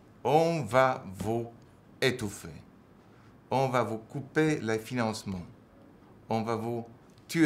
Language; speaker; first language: French; non-native, fluent; Polish